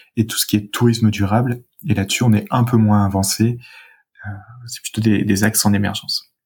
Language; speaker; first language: French; native; French